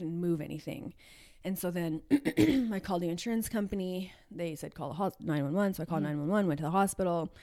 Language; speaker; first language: English; native; English